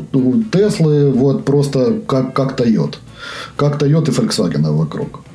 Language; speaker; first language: Russian; native; Russian